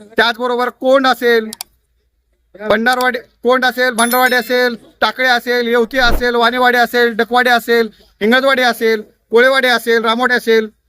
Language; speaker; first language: Marathi; native; Marathi